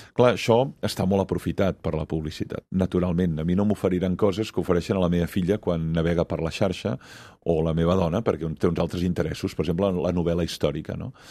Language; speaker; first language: Catalan; native; Catalan